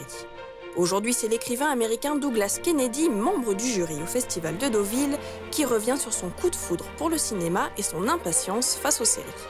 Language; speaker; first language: French; native; French